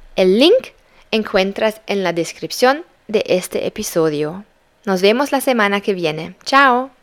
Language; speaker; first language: Spanish; non-native, fluent; German